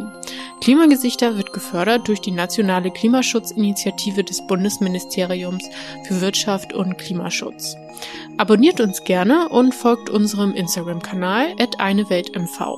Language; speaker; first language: German; native; German